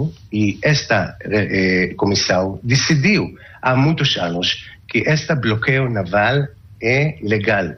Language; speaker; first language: Portuguese; non-native, learner; Hebrew